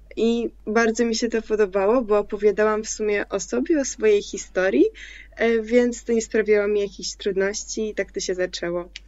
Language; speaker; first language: Polish; early bilingual, other home language; Russian